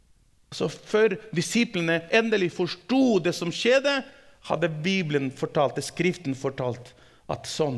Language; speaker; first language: Norwegian; non-native, fluent; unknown